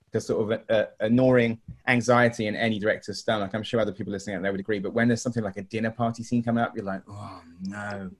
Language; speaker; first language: English; native; English